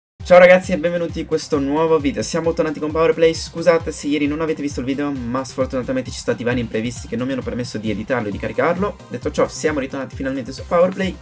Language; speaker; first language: Italian; native; Italian